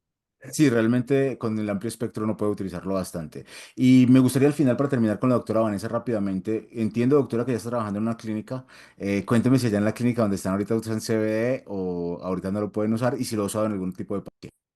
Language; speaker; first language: Spanish; native; Spanish